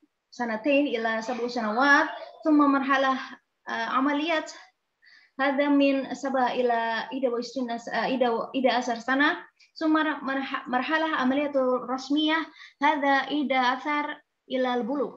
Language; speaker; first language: Arabic; non-native, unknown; Indonesian